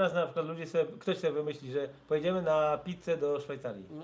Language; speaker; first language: Polish; native; Polish